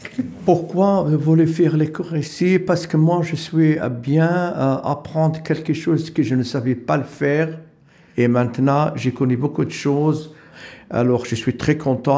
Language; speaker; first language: French; non-native, learner; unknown